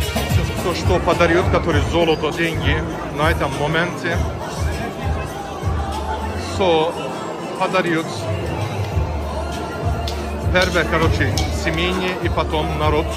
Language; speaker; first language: Russian; non-native, learner; Turkish